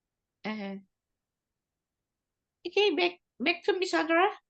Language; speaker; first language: English; non-native, learner; Indonesian